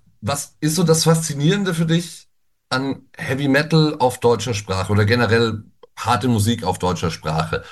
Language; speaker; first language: German; native; German